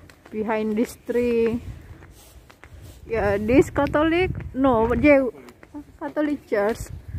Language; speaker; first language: English; non-native, learner; Indonesian